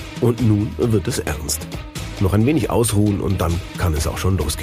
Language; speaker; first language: German; native; German